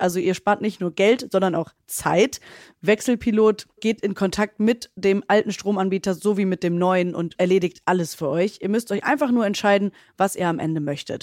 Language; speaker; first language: German; native; German